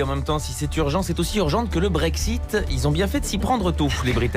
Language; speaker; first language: French; native; French